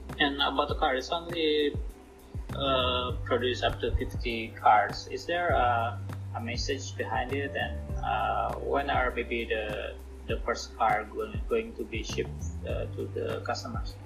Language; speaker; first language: English; non-native, learner; Indonesian